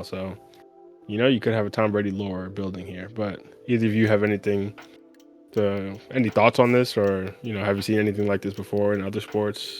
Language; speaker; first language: English; native; English